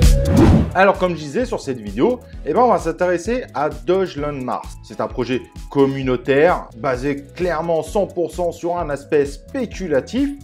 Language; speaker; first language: French; native; French